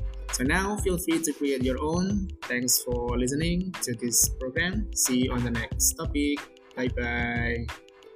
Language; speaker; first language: English; non-native, fluent; Indonesian